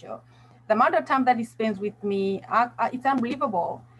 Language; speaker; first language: English; non-native, local second language; Nyanja